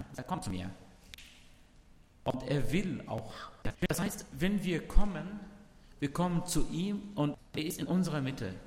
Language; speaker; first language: German; non-native, learner; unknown